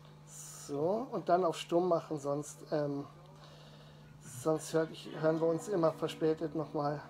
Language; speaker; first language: German; native; German